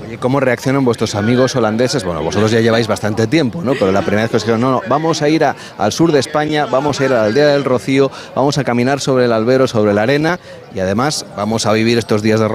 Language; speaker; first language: Spanish; native; Spanish